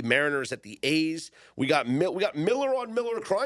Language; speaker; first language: English; native; English